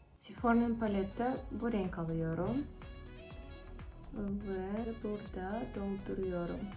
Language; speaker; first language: Turkish; non-native, fluent; Russian